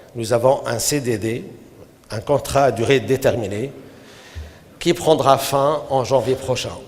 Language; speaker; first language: French; non-native, local second language; Arabic